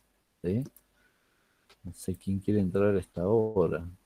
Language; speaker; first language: Spanish; native; Spanish